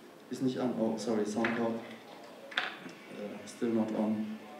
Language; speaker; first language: German; native; German